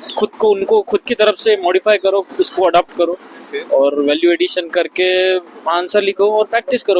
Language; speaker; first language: Hindi; native; Hindi